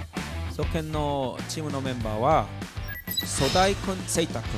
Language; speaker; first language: Japanese; non-native, fluent; Korean